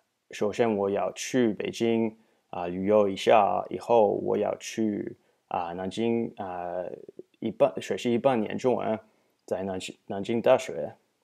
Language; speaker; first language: Chinese; non-native, learner; English